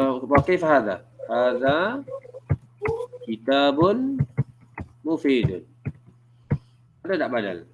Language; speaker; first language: Arabic; non-native, fluent; Malay